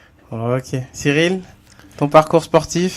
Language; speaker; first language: French; native; French